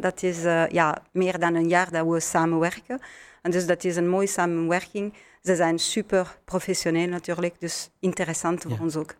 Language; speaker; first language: Dutch; non-native, learner; French